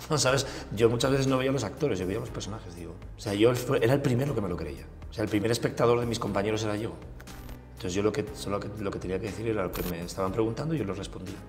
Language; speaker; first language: Spanish; native; Spanish